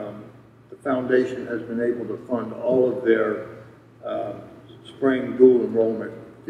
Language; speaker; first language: English; native; English